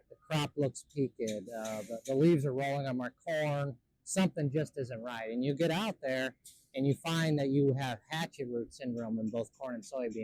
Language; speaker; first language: English; native; English